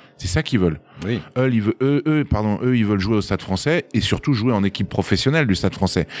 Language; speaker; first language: French; native; French